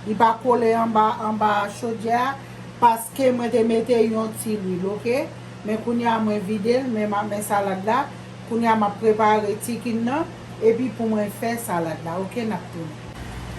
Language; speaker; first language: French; non-native, local second language; Haitian Creole